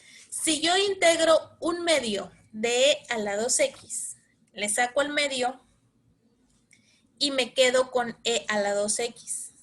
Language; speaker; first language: Spanish; native; Spanish